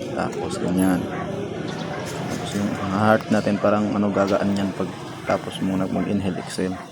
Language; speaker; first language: Filipino; non-native, local second language; Cebuano